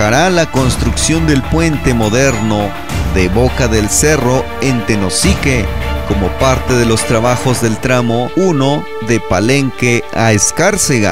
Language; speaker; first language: Spanish; native; Spanish